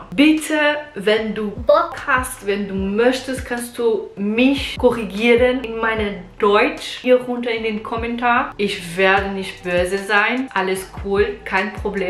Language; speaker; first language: German; non-native, learner; Portuguese